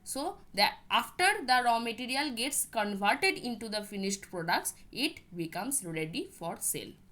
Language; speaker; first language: English; non-native, local second language; Bangla